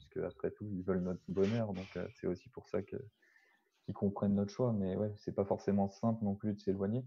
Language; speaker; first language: French; native; French